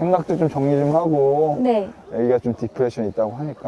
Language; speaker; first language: Korean; native; Korean